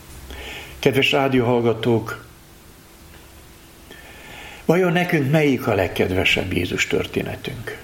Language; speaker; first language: Hungarian; native; Hungarian